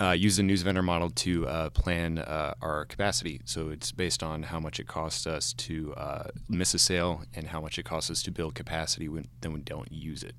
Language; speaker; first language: English; native; English